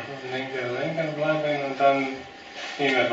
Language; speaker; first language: German; non-native, learner; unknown